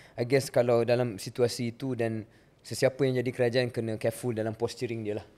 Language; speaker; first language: Malay; native; Malay